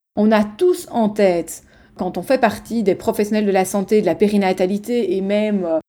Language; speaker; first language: French; native; French